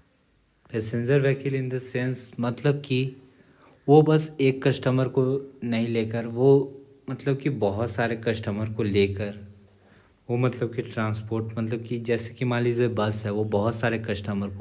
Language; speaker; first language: Hindi; native; Hindi